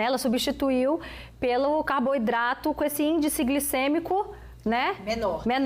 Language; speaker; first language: Portuguese; native; Portuguese